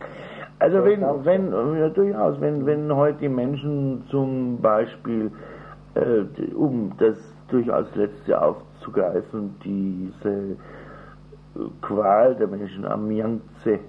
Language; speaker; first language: German; native; German